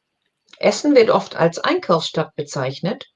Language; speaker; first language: German; non-native, learner; English